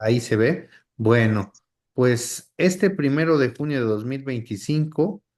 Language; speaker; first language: Spanish; native; Spanish